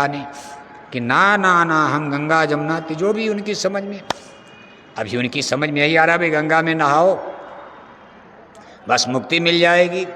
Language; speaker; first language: Hindi; native; Hindi